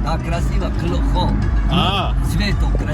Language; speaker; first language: Russian; non-native, local second language; Tajik